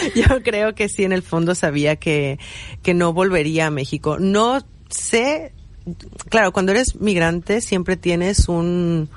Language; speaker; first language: Spanish; native; Spanish